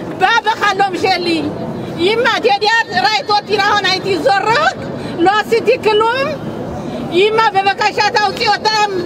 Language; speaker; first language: Hebrew; non-native, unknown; Amharic